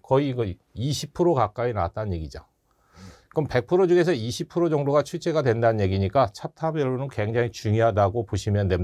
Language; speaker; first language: Korean; native; Korean